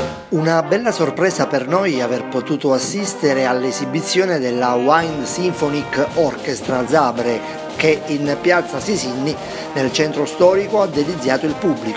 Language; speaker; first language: Italian; native; Italian